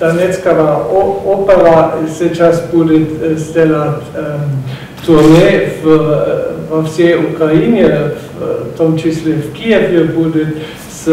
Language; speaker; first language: Russian; non-native, learner; German